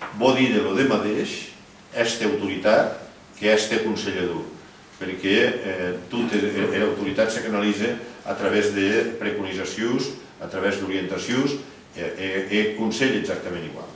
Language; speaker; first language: Catalan; non-native, local second language; Occitan